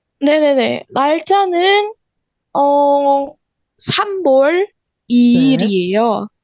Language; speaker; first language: Korean; non-native, learner; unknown